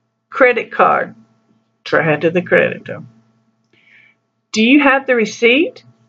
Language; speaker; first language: English; native; English